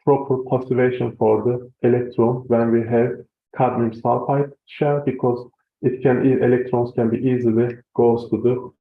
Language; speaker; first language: English; non-native, fluent; Turkish